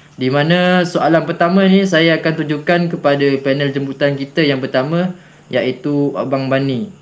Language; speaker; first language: Malay; native; Malay